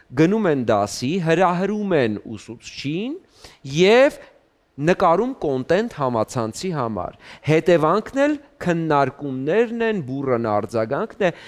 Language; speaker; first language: Armenian; native; Armenian